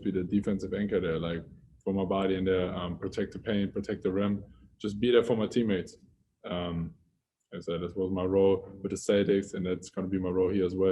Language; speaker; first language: English; non-native, fluent; German